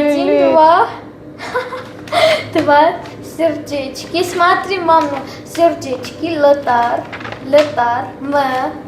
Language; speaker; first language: Russian; non-native, local second language; Armenian